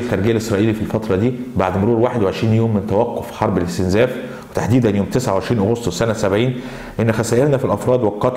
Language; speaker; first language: Arabic; native; Arabic